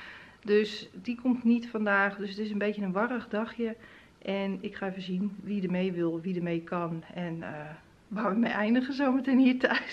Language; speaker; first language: Dutch; native; Dutch